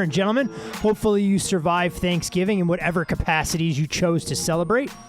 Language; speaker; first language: English; native; English